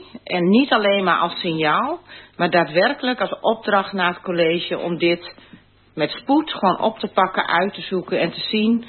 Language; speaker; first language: Dutch; native; Dutch